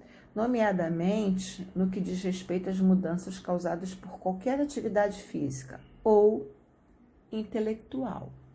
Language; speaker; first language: Portuguese; native; Portuguese